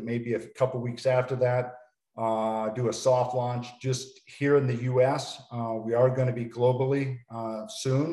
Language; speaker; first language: English; native; English